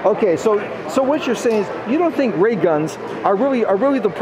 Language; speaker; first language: English; native; English